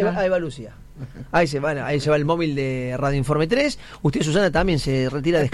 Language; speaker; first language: Spanish; native; Spanish